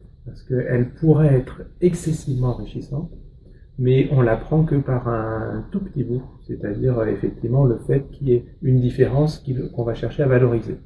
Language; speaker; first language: French; native; French